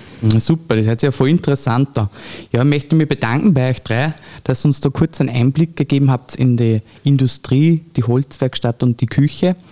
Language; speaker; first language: German; native; German